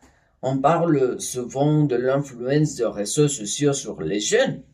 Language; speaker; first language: French; non-native, learner; Spanish